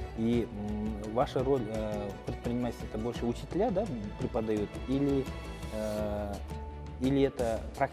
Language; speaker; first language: Russian; non-native, local second language; Kyrgyz